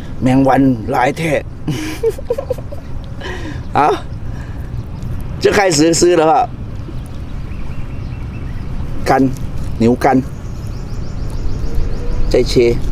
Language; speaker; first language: Chinese; non-native, learner; Thai